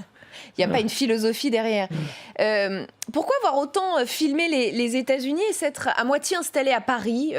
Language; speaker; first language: French; native; French